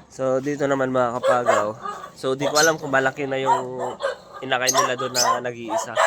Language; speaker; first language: Filipino; non-native, local second language; Iloko